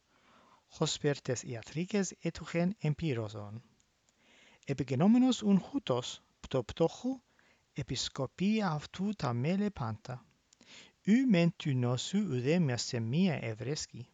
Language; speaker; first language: Greek; non-native, fluent; English